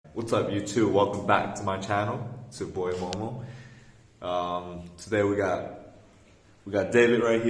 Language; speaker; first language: English; non-native, fluent; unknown